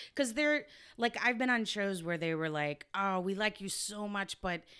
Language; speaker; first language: English; native; English